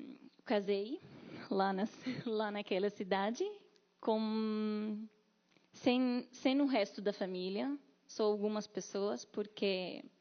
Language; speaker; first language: Portuguese; non-native, learner; Arabic